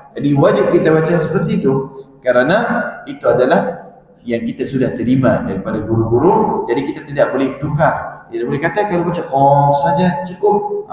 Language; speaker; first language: Malay; non-native, fluent; Arabic